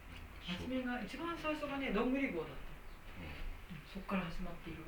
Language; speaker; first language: Japanese; native; Japanese